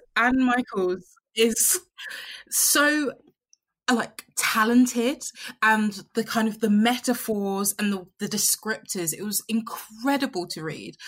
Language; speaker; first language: English; early bilingual, other home language; Yoruba